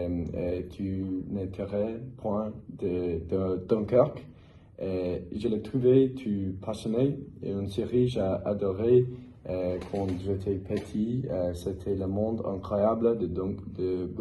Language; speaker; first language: French; non-native, learner; English